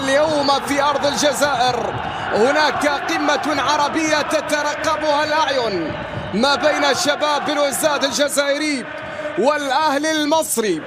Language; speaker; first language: Arabic; native; Arabic